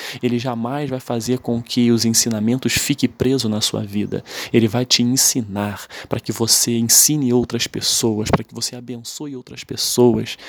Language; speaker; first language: Portuguese; native; Portuguese